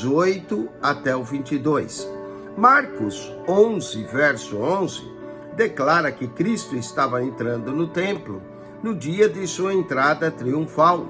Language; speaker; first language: Portuguese; native; Portuguese